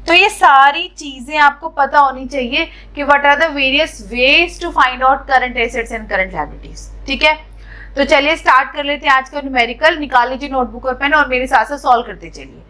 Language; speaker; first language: Hindi; native; Hindi